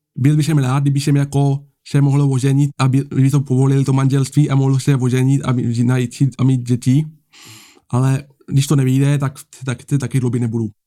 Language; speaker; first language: Czech; native; Czech